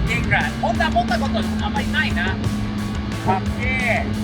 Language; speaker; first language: Japanese; non-native, fluent; English